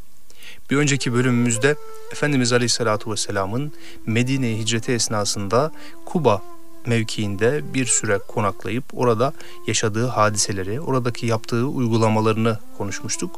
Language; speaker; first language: Turkish; native; Turkish